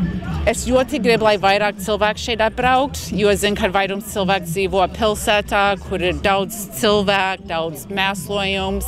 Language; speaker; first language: Latvian; early bilingual, heritage; Latvian